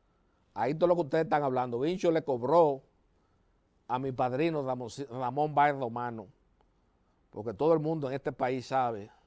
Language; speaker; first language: Spanish; native; Spanish